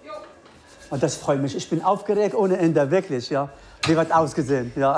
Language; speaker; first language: German; non-native, learner; Arabic